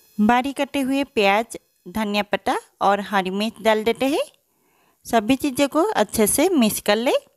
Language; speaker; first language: Hindi; native; Hindi